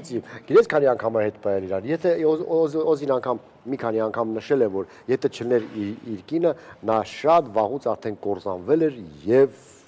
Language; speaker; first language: Armenian; native; Armenian